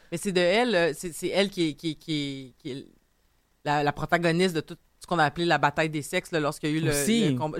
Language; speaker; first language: French; native; French